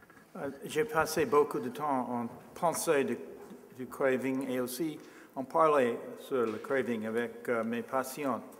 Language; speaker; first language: French; non-native, learner; English